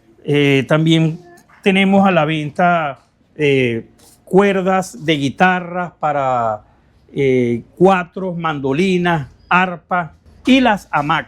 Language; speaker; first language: Spanish; native; Spanish